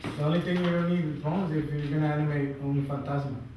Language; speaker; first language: English; early bilingual, other home language; Spanish